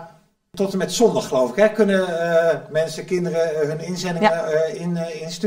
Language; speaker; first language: Dutch; native; Dutch